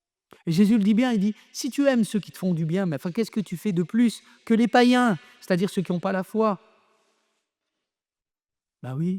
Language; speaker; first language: French; native; French